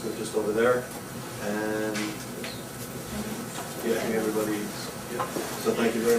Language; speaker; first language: English; native; English